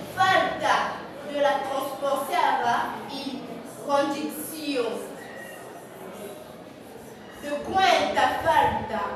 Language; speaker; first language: Spanish; non-native, learner; French